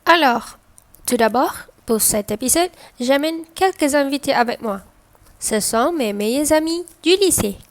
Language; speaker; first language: French; non-native, learner; Malay